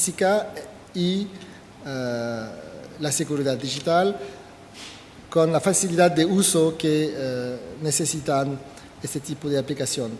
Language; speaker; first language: Spanish; non-native, fluent; French